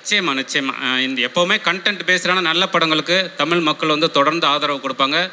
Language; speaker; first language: Tamil; native; Tamil